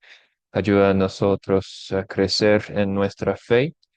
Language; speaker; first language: Spanish; non-native, fluent; English